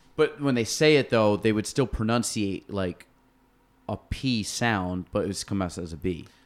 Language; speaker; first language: English; native; English